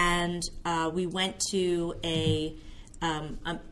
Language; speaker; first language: English; native; English